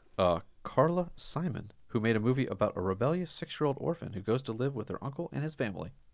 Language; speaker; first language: English; native; English